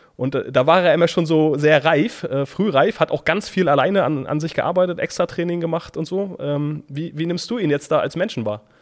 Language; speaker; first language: German; native; German